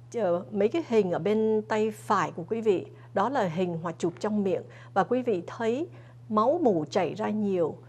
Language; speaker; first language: Vietnamese; early bilingual, other home language; English